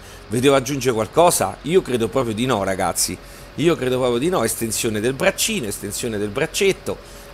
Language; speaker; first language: Italian; native; Italian